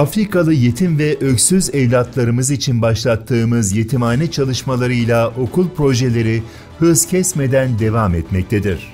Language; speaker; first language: Turkish; native; Turkish